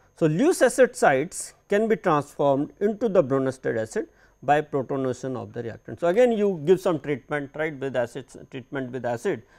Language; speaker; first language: English; non-native, local second language; Hindi